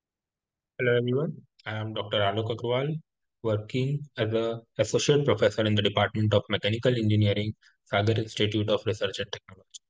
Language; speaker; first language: English; non-native, local second language; Hindi